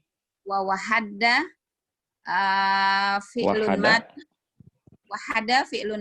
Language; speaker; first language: Arabic; non-native, learner; Indonesian